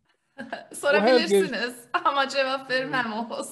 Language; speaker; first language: Turkish; early bilingual, heritage; Turkish